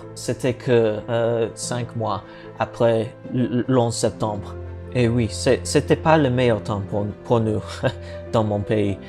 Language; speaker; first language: French; non-native, learner; English